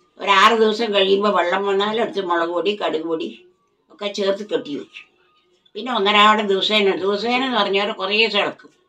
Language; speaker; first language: Malayalam; non-native, local second language; Tamil